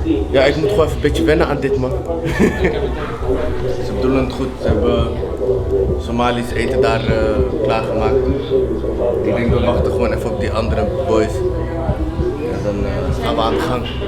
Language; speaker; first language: Dutch; native; Dutch